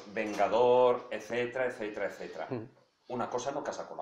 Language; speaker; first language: Spanish; native; Spanish